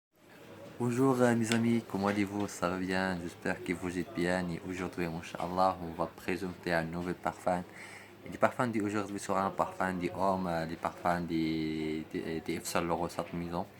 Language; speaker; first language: French; non-native, learner; Arabic